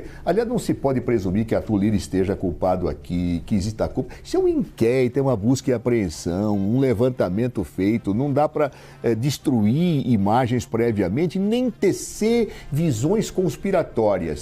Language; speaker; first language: Portuguese; native; Portuguese